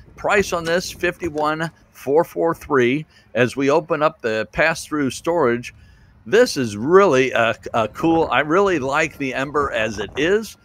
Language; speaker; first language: English; native; English